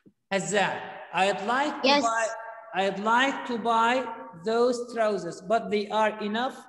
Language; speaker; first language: English; non-native, fluent; Arabic